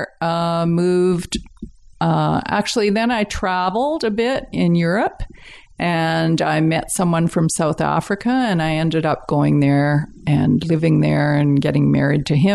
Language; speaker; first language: English; native; English